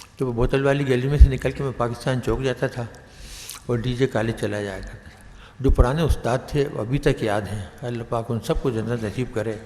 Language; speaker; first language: Urdu; native; Urdu